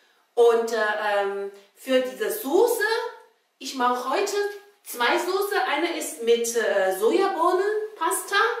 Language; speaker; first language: German; non-native, learner; Chinese